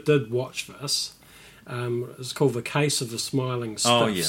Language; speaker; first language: English; native; English